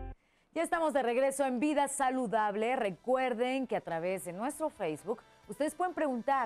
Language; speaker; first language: Spanish; native; Spanish